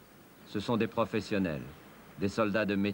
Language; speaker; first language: French; native; French